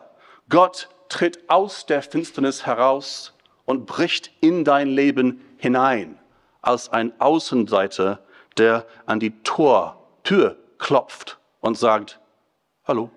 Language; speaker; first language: German; non-native, fluent; English